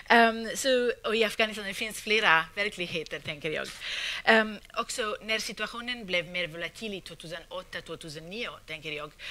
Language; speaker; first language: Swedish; non-native, fluent; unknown